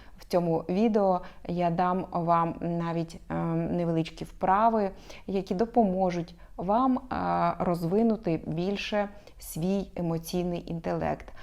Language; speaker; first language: Ukrainian; non-native, local second language; Russian